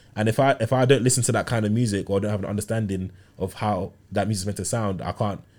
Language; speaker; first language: English; early bilingual, other home language; Yoruba